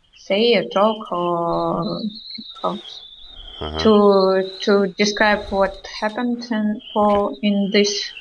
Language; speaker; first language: English; non-native, learner; Russian